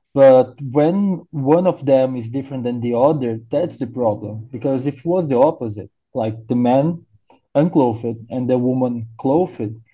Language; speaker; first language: English; non-native, learner; Portuguese